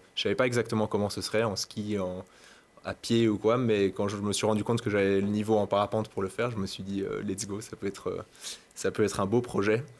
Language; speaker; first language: French; native; French